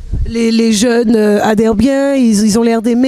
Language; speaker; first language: French; native; French